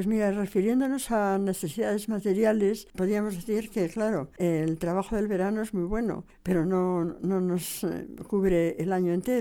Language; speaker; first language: Spanish; native; Spanish